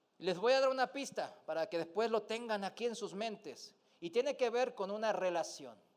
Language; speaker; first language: Spanish; non-native, fluent; Korean